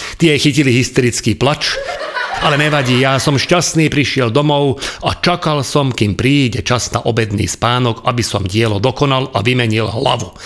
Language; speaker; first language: Slovak; non-native, local second language; Hungarian